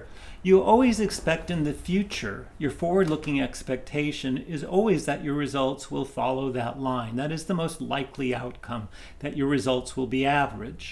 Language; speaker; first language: English; native; English